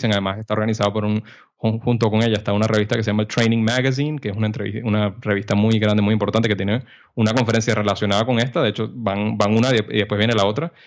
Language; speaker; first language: Spanish; native; Spanish